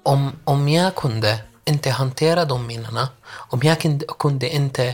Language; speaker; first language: Swedish; non-native, learner; Arabic